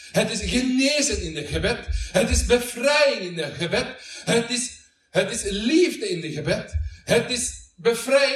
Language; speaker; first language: Dutch; non-native, learner; Norwegian